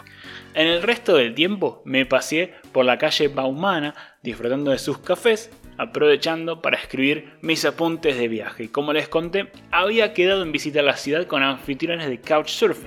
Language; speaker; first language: Spanish; native; Spanish